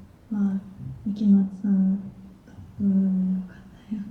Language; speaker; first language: Korean; non-native, learner; Japanese